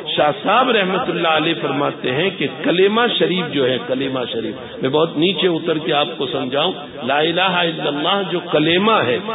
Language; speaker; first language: Urdu; non-native, local second language; Gujarati